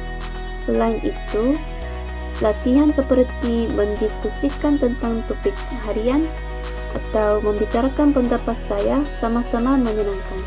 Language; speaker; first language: Indonesian; non-native, fluent; Korean